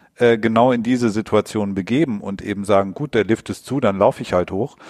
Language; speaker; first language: German; native; German